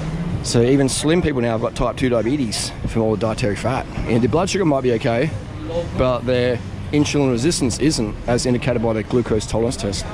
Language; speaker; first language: English; native; English